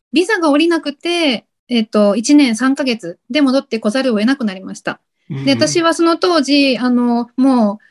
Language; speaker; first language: Japanese; native; Japanese